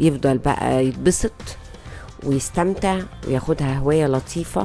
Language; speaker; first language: Arabic; native; Arabic